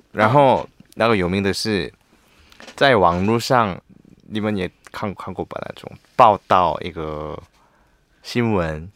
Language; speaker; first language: Chinese; non-native, learner; Korean